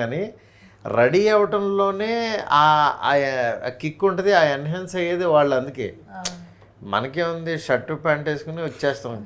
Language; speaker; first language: Telugu; native; Telugu